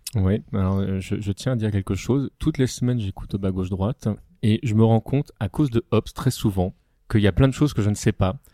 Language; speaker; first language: French; native; French